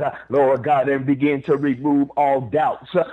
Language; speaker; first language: English; native; English